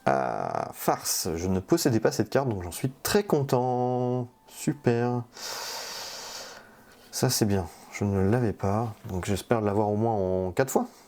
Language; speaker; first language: French; native; French